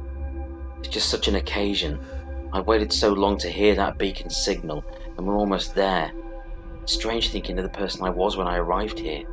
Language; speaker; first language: English; native; English